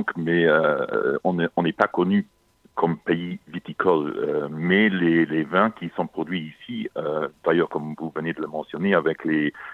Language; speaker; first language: French; non-native, local second language; Luxembourgish